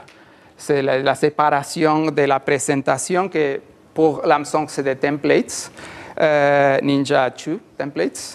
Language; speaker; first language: French; non-native, learner; Spanish